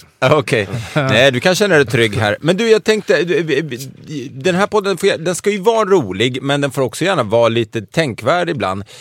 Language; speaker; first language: Swedish; native; Swedish